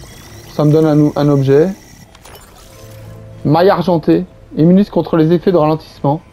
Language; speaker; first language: French; native; French